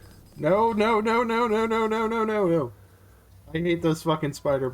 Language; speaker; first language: English; native; English